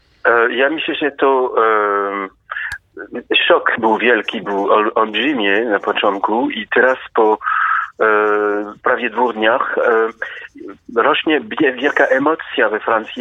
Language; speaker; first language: Polish; non-native, fluent; French